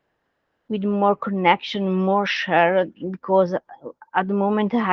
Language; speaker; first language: English; non-native, learner; Italian